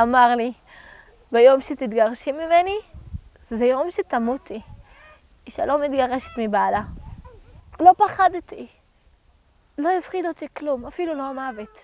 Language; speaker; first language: Hebrew; early bilingual, other home language; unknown